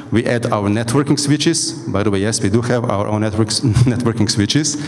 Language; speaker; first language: English; non-native, fluent; Slovenian